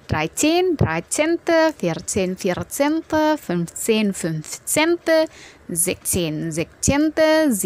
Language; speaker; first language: German; non-native, fluent; Indonesian